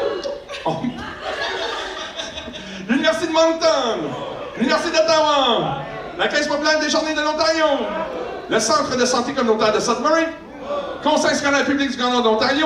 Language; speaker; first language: French; native; French